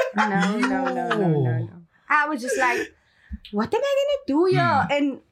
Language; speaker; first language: English; native; English